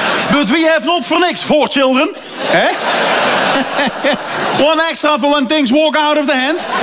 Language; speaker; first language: English; non-native, fluent; Dutch